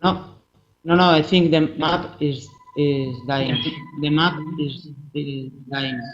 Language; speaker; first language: English; non-native, fluent; Spanish